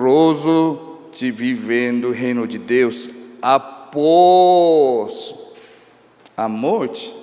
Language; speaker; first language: Portuguese; non-native, fluent; Korean